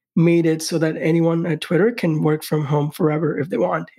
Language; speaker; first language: English; non-native, local second language; Hindi